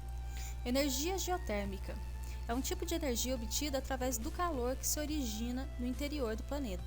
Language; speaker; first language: Portuguese; native; Portuguese